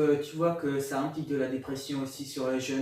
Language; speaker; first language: French; non-native, learner; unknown